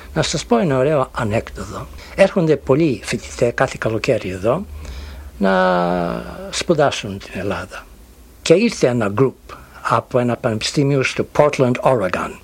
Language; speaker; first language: Greek; early bilingual, heritage; Greek